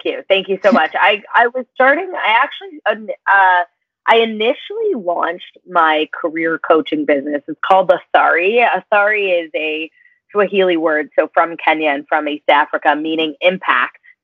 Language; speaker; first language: English; native; English